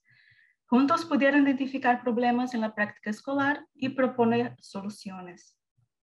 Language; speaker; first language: Spanish; non-native, learner; Portuguese